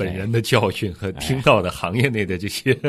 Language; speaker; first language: Chinese; native; Chinese